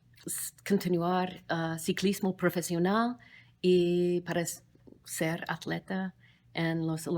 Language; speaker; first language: Spanish; non-native, fluent; English